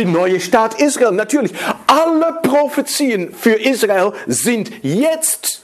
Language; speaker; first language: German; non-native, fluent; Dutch